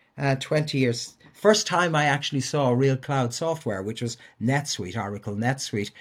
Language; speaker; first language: English; native; English